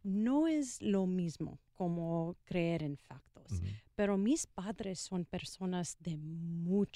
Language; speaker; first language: Spanish; non-native, learner; English